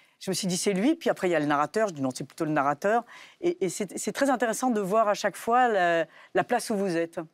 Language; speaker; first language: French; native; French